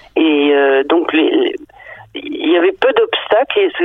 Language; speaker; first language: French; early bilingual, other home language; Danish